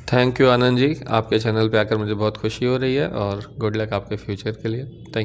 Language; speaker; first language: Hindi; native; Hindi